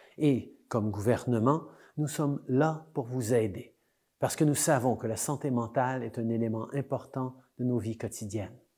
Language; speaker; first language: French; native; French